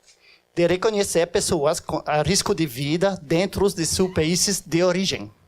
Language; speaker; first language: Portuguese; non-native, fluent; French